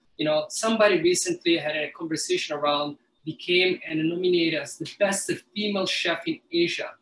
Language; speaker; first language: English; early bilingual, other home language; Somali